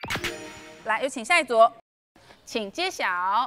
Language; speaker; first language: Chinese; native; Chinese